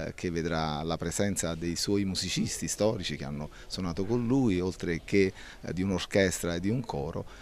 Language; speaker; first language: Italian; native; Italian